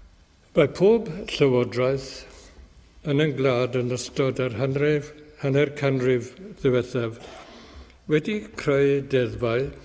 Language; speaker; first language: Welsh; native; Welsh